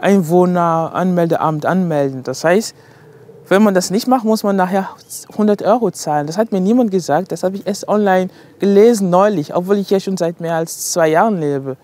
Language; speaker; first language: German; non-native, fluent; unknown